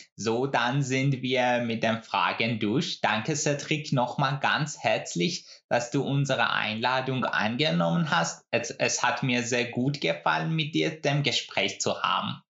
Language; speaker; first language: German; non-native, fluent; Persian